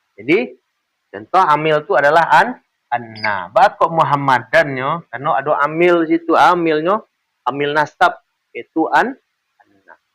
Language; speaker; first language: Malay; non-native, local second language; Minangkabau